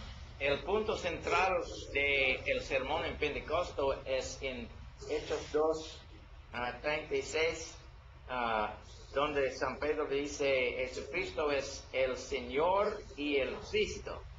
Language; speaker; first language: Spanish; non-native, learner; English